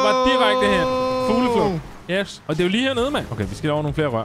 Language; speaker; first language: Danish; native; Danish